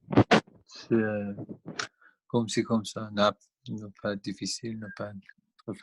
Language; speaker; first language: French; non-native, learner; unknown